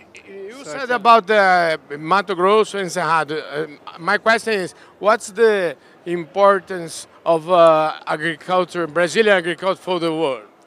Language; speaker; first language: English; non-native, learner; Portuguese